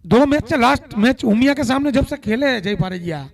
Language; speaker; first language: Hindi; non-native, local second language; Gujarati